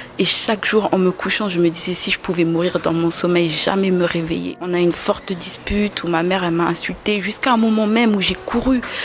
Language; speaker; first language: French; early bilingual, other home language; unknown